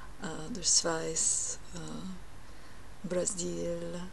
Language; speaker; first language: French; non-native, learner; English